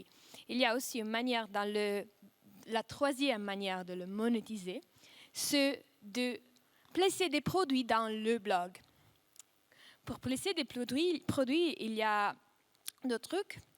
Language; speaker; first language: French; non-native, fluent; Russian